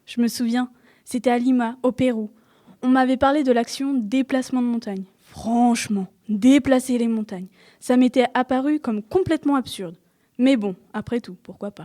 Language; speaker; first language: French; native; French